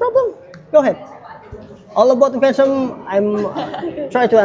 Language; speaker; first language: English; non-native, learner; Indonesian